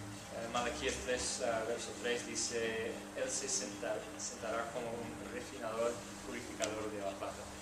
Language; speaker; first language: Spanish; non-native, fluent; English